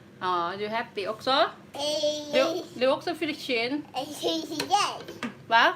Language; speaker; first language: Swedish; non-native, learner; Thai